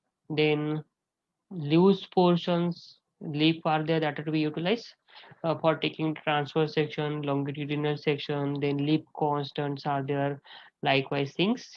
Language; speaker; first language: English; non-native, local second language; Marathi